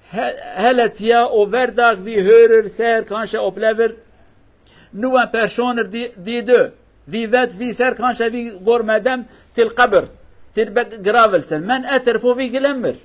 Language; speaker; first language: Swedish; non-native, learner; Kurdish